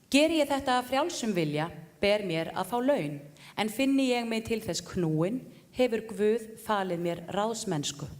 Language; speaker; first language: Icelandic; native; Icelandic